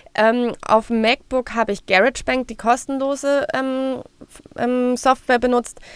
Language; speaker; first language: German; native; German